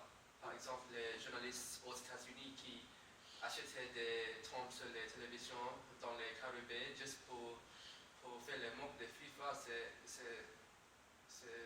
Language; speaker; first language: French; non-native, learner; English